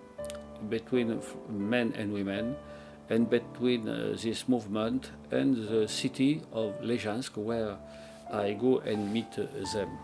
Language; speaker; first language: English; non-native, learner; French